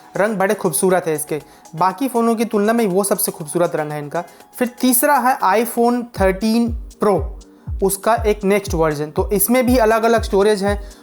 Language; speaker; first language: Hindi; native; Hindi